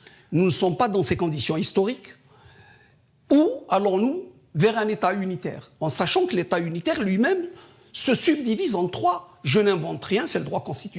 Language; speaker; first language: French; non-native, local second language; Kabyle